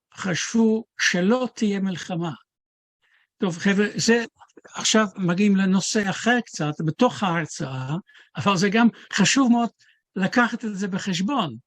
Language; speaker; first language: Hebrew; non-native, fluent; Dutch